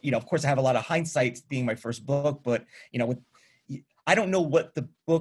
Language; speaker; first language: English; native; English